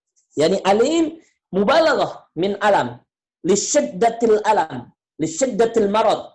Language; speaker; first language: Arabic; non-native, fluent; Indonesian